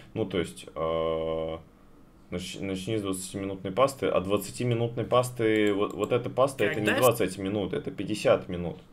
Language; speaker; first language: Russian; native; Russian